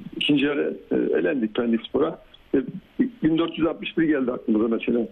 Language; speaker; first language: Turkish; native; Turkish